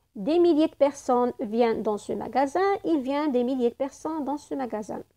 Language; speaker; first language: French; non-native, local second language; Arabic